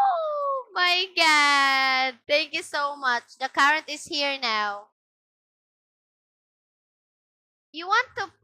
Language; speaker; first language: English; non-native, local second language; Filipino